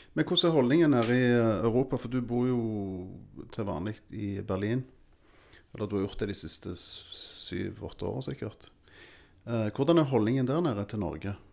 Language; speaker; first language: Norwegian; native; Norwegian